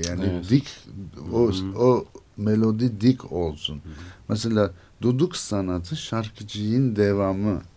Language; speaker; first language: Turkish; non-native, learner; Armenian